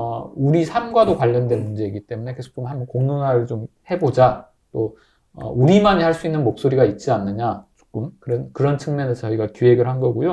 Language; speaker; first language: Korean; native; Korean